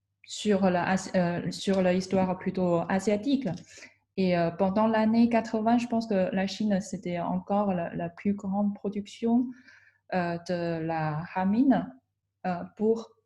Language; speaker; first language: French; non-native, fluent; Chinese